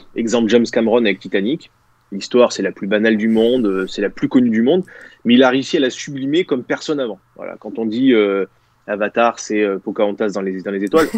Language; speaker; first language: French; native; French